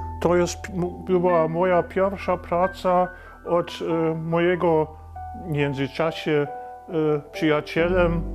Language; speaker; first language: Polish; non-native, fluent; German